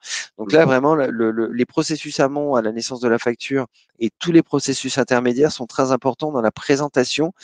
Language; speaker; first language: French; native; French